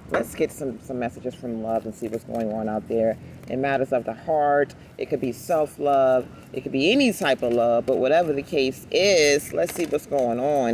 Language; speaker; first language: English; native; English